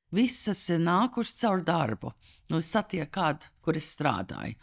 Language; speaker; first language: Latvian; early bilingual, heritage; Latvian